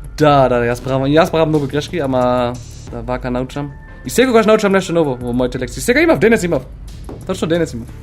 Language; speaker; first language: Macedonian; non-native, learner; German